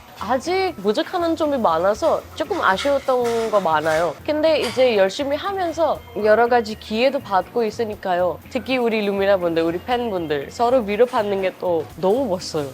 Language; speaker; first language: Korean; non-native, fluent; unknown